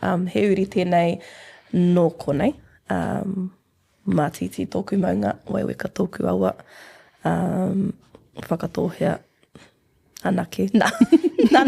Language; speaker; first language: Māori; non-native, local second language; English